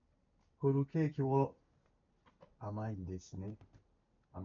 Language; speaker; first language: Japanese; non-native, learner; English